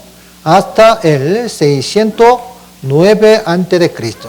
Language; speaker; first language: Spanish; non-native, learner; Korean